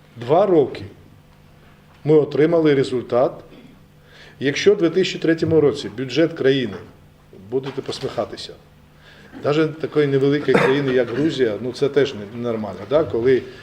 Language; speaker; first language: Ukrainian; non-native, learner; Georgian